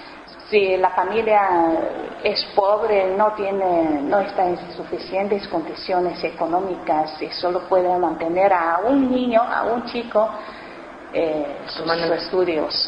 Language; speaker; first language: Spanish; non-native, learner; Chinese